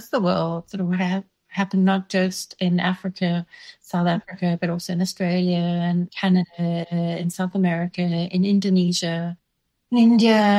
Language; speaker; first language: English; non-native, local second language; Dutch